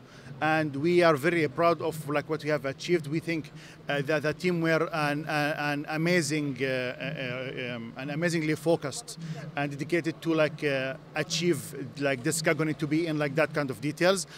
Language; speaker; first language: English; non-native, fluent; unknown